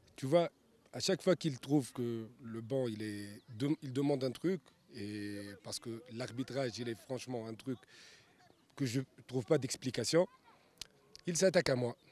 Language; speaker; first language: French; non-native, local second language; Arabic